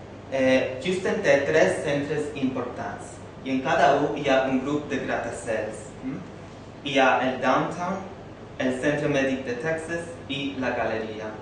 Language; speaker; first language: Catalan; non-native, fluent; English